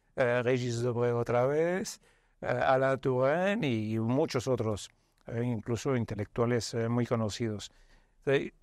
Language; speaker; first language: Spanish; non-native, fluent; Arabic